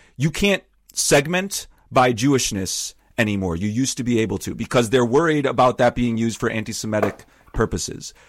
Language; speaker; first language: English; native; English